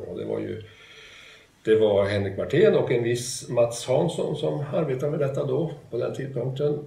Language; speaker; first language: Swedish; native; Swedish